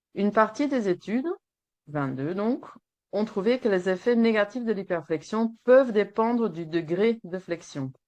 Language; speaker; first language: French; non-native, local second language; Dutch